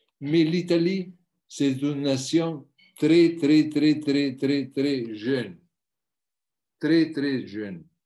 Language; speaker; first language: French; non-native, learner; Italian